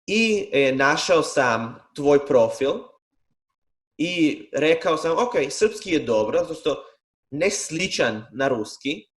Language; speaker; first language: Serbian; non-native, fluent; Hebrew